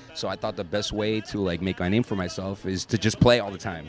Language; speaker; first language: English; native; English